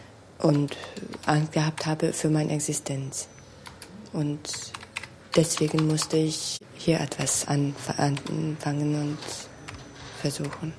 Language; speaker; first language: German; non-native, fluent; Hungarian